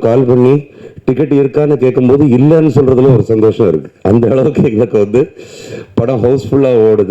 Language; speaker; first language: Tamil; native; Tamil